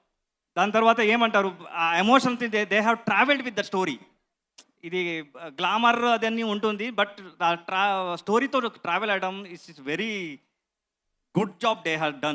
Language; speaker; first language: Telugu; non-native, learner; Kannada